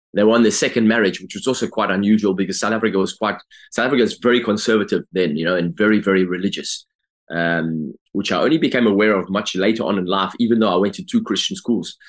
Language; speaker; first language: English; native; English